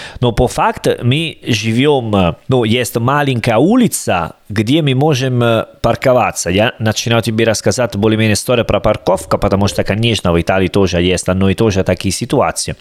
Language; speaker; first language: Russian; non-native, learner; Italian